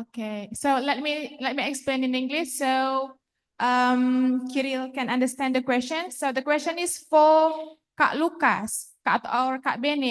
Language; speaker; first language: English; non-native, fluent; Indonesian